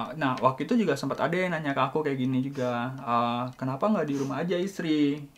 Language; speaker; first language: Indonesian; native; Indonesian